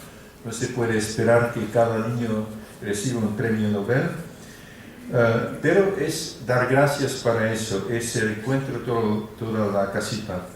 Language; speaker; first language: Spanish; non-native, fluent; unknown